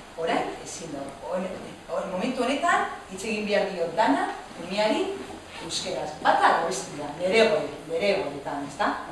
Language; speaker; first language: Basque; non-native, local second language; Spanish